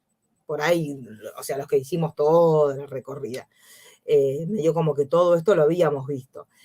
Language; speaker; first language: Spanish; native; Spanish